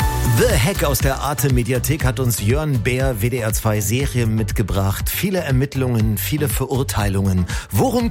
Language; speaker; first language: German; native; German